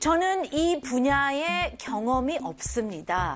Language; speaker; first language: Korean; early bilingual, heritage; Korean